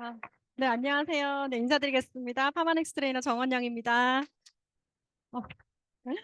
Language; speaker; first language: Korean; native; Korean